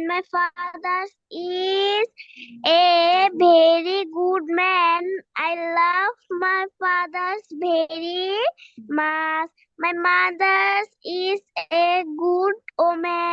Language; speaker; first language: English; non-native, learner; Bangla